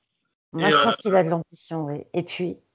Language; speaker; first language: French; native; French